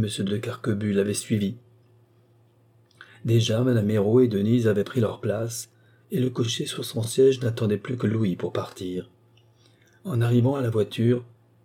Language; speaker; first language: French; native; French